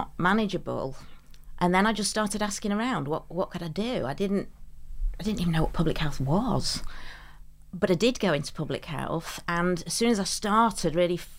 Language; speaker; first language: English; native; English